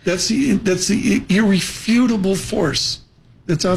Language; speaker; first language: English; native; English